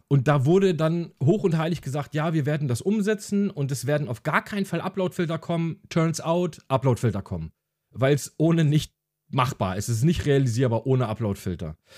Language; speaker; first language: German; early bilingual, other home language; Hungarian